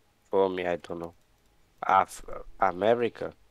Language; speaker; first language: English; non-native, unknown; Romanian